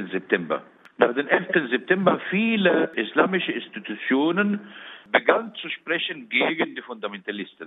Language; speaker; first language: German; non-native, learner; Arabic